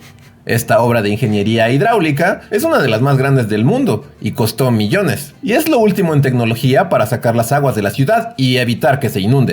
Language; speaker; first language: Spanish; native; Spanish